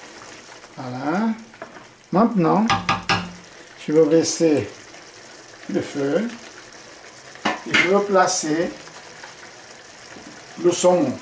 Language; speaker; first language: French; non-native, fluent; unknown